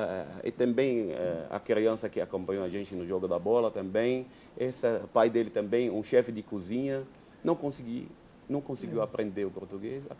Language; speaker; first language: Portuguese; non-native, fluent; Arabic